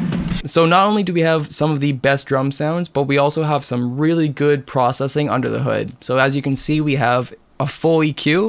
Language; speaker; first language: English; native; English